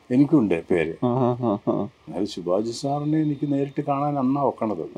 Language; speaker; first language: Malayalam; native; Malayalam